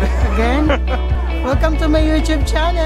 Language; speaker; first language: English; non-native, local second language; Filipino